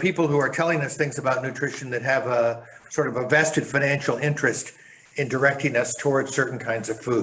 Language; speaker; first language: English; native; English